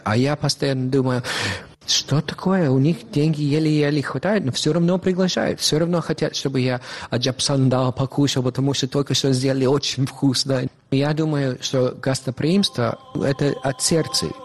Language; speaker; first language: Russian; non-native, fluent; English